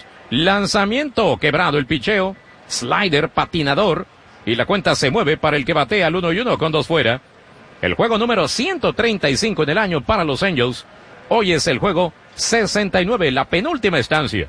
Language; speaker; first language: Spanish; native; Spanish